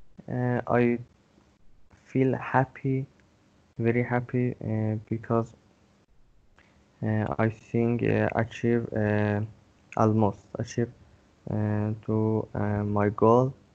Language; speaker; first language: English; non-native, learner; Persian